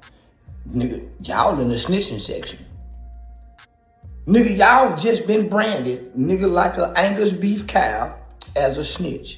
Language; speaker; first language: English; native; English